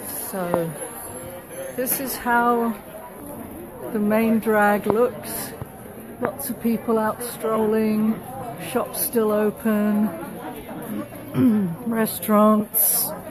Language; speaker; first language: English; native; English